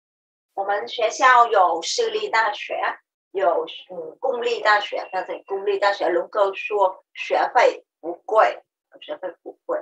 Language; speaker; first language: Chinese; non-native, learner; Vietnamese